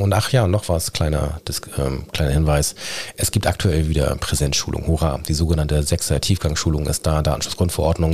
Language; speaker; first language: German; native; German